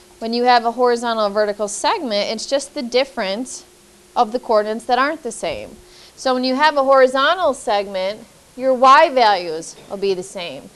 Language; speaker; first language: English; native; English